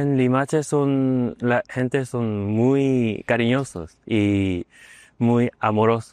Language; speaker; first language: Spanish; non-native, learner; Korean